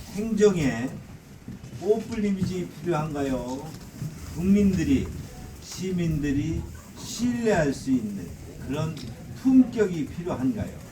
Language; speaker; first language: Korean; native; Korean